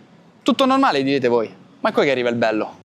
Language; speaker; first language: Italian; native; Italian